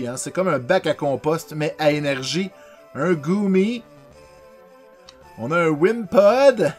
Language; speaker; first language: French; native; French